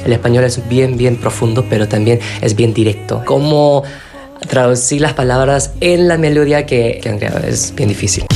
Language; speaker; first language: Spanish; non-native, fluent; Korean